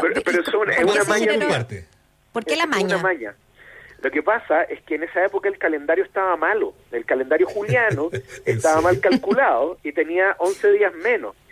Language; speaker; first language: Spanish; native; Spanish